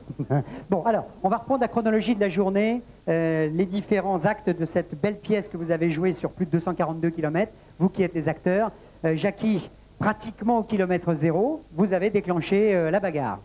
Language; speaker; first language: French; native; French